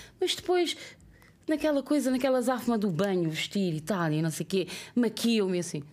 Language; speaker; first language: Portuguese; non-native, local second language; Kabuverdianu